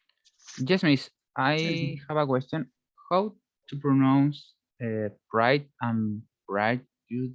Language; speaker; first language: English; non-native, learner; Spanish